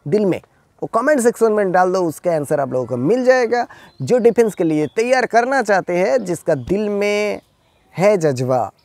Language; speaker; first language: Hindi; non-native, local second language; Bangla